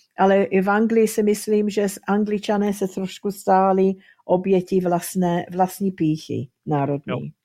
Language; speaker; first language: Czech; early bilingual, heritage; Czech